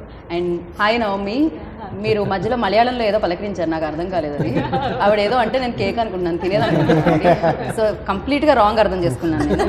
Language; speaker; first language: Telugu; native; Telugu